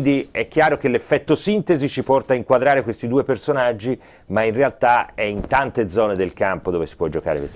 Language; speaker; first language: Italian; native; Italian